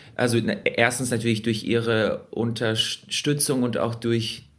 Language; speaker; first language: German; early bilingual, other home language; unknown